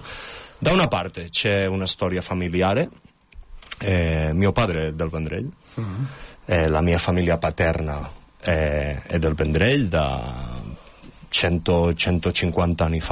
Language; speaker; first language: Italian; non-native, fluent; Catalan